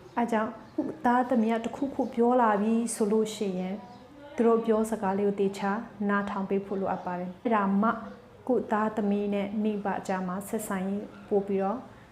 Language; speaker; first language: Burmese; non-native, local second language; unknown